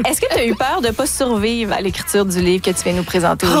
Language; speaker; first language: French; native; French